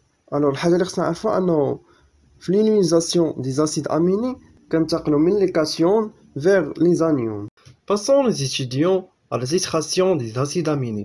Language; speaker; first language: French; non-native, local second language; Arabic